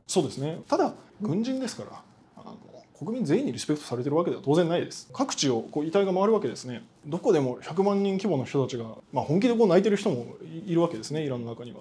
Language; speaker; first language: Japanese; native; Japanese